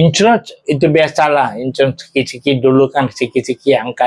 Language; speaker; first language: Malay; non-native, local second language; Tamil